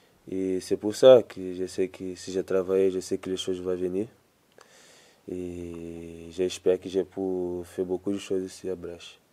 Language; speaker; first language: French; non-native, learner; Portuguese